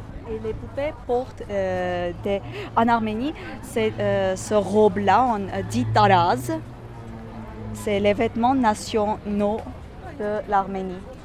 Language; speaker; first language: French; non-native, fluent; Armenian